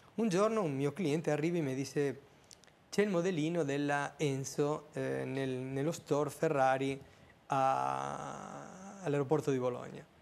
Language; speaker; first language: Italian; non-native, fluent; Spanish